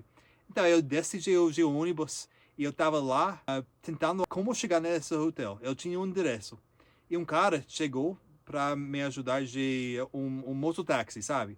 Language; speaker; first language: Portuguese; non-native, learner; English